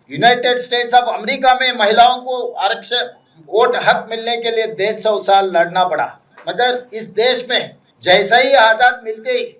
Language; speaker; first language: Hindi; non-native, local second language; Telugu